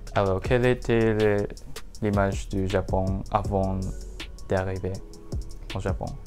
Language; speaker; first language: French; non-native, learner; Japanese